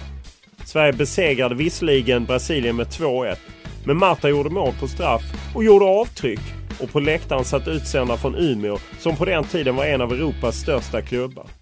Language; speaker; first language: Swedish; native; Swedish